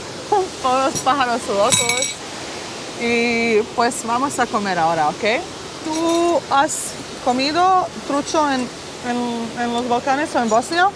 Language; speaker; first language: Spanish; non-native, fluent; Bosnian